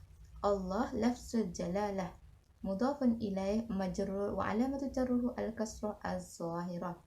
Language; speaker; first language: Arabic; non-native, learner; Malay